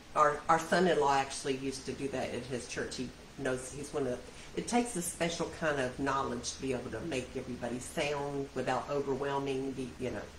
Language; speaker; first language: English; native; English